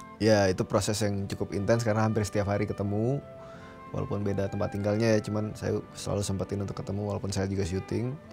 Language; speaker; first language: Indonesian; native; Indonesian